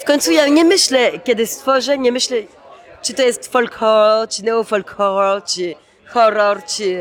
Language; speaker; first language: Polish; early bilingual, heritage; Polish